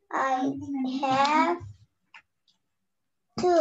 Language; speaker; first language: English; non-native, learner; Indonesian